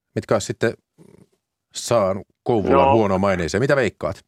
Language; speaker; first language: Finnish; native; Finnish